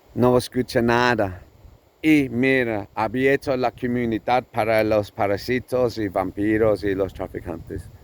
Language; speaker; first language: Spanish; non-native, learner; English